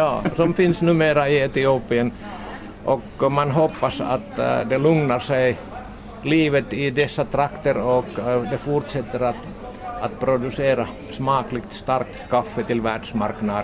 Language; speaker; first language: Swedish; non-native, local second language; Finnish